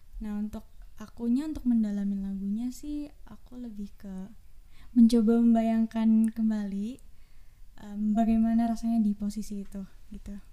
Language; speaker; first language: Indonesian; native; Indonesian